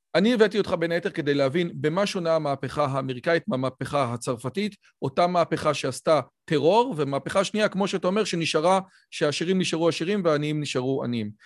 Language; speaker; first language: Hebrew; native; Hebrew